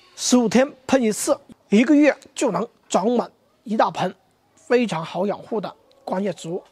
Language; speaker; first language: Chinese; native; Chinese